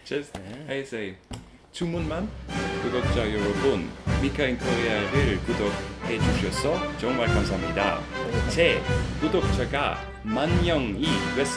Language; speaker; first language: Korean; non-native, learner; German